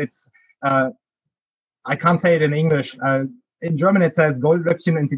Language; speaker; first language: English; non-native, fluent; German